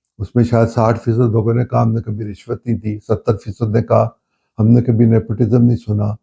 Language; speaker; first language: Urdu; non-native, local second language; Punjabi